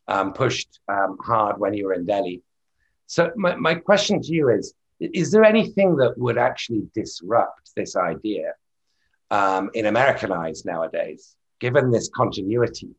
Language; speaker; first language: English; native; English